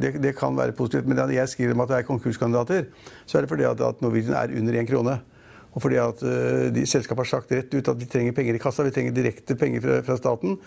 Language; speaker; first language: Norwegian; native; Norwegian